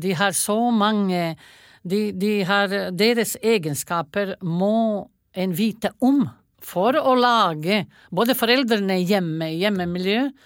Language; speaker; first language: Norwegian; non-native, fluent; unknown